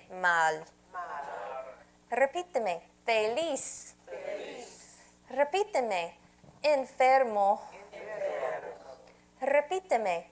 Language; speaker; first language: Spanish; non-native, fluent; English